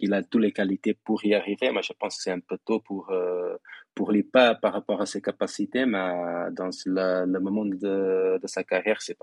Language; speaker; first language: French; non-native, fluent; Portuguese